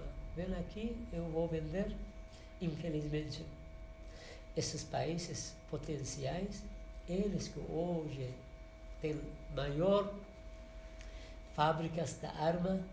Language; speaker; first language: Portuguese; non-native, learner; Persian